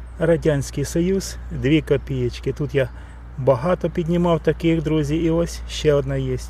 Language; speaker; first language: Ukrainian; native; Ukrainian